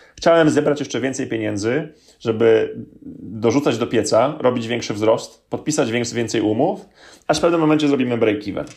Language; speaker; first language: Polish; native; Polish